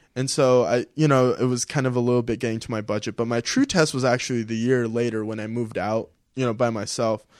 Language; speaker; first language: English; early bilingual, other home language; Filipino